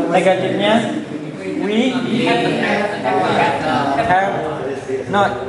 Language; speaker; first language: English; non-native, learner; Indonesian